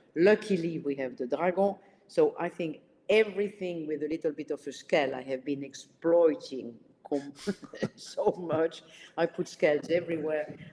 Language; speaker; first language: English; early bilingual, other home language; Arabic